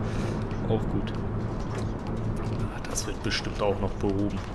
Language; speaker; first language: German; native; German